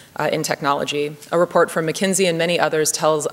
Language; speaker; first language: English; native; English